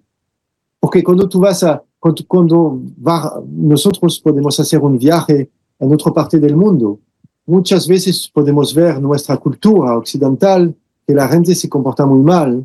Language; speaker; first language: Spanish; non-native, fluent; French